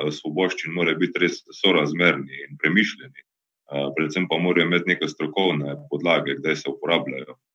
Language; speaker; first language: Slovenian; native; Slovenian